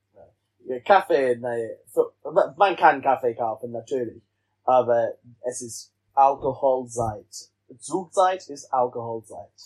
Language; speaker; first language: German; non-native, learner; English